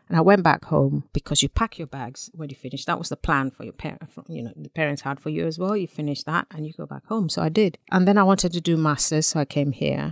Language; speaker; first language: English; non-native, local second language; Yoruba